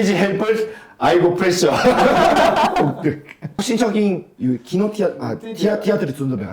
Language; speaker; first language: Mongolian; non-native, fluent; Korean